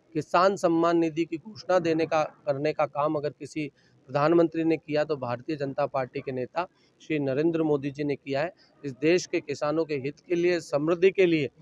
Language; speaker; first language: Hindi; native; Hindi